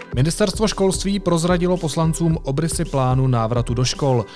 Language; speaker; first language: Czech; native; Czech